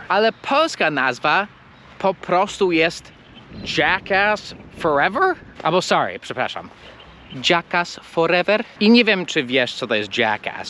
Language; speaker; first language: Polish; non-native, fluent; English